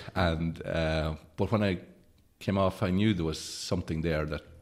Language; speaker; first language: English; native; English